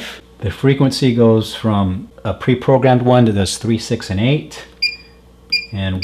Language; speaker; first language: English; native; English